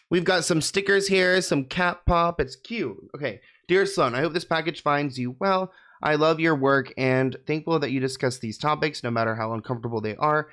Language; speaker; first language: English; native; English